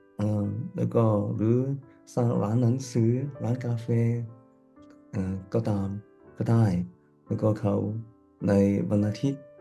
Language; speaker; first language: Thai; non-native, fluent; Cantonese